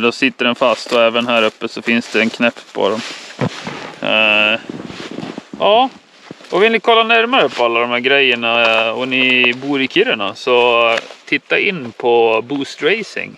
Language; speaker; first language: Swedish; native; Swedish